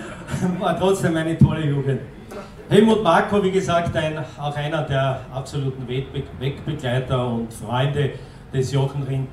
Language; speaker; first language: German; native; German